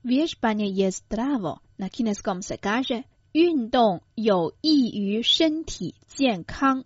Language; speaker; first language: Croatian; non-native, fluent; Chinese